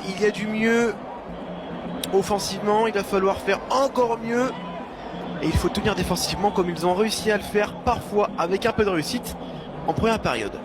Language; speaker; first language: French; native; French